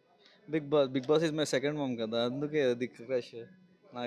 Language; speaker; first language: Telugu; non-native, local second language; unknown